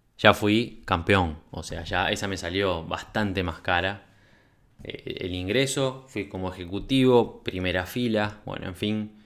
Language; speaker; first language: Spanish; native; Spanish